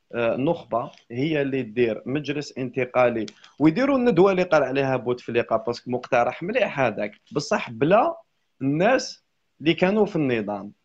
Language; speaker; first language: Arabic; native; Arabic